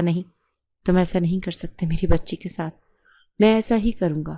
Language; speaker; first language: Urdu; native; Urdu